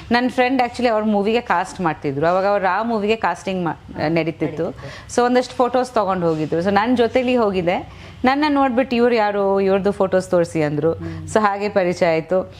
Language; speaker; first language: Kannada; non-native, fluent; Bangla